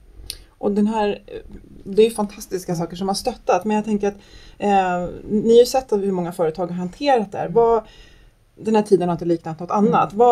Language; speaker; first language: Swedish; native; Swedish